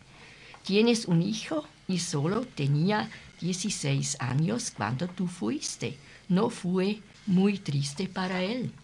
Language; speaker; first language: Spanish; non-native, learner; German